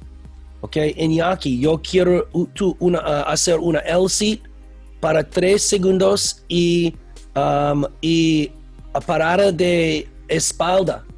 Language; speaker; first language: Spanish; non-native, learner; English